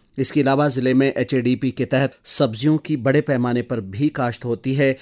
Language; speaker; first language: Urdu; non-native, local second language; Kashmiri